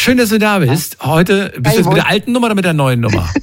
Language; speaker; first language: German; native; German